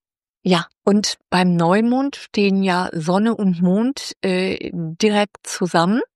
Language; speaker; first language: German; native; German